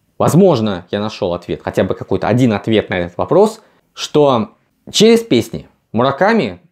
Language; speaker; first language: Russian; native; Russian